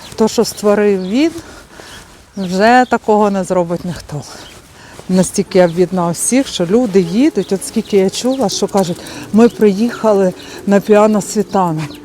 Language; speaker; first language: Ukrainian; native; Ukrainian